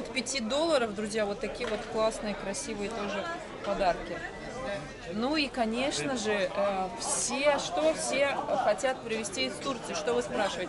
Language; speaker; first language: Russian; native; Russian